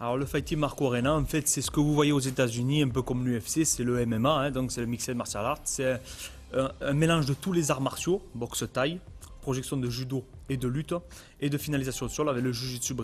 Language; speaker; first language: French; native; French